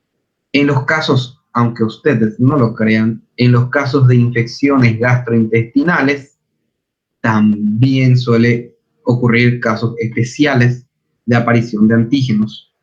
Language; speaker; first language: Spanish; native; Spanish